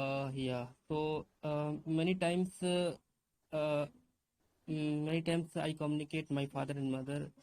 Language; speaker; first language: English; non-native, learner; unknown